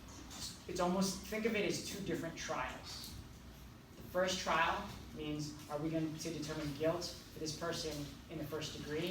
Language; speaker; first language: English; native; English